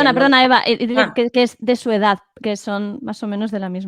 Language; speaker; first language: Spanish; native; Spanish